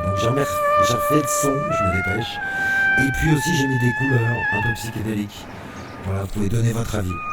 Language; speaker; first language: French; native; French